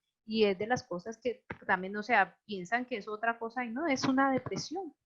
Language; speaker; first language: Spanish; native; Spanish